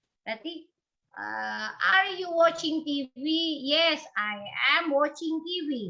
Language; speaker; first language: English; non-native, learner; Indonesian